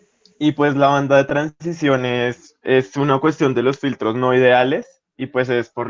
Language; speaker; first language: Spanish; native; Spanish